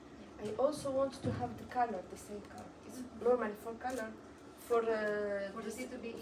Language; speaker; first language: English; non-native, fluent; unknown